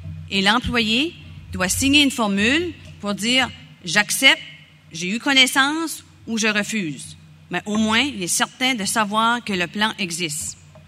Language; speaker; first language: French; native; French